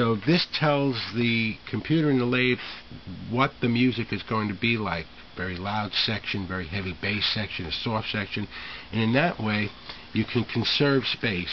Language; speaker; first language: English; native; English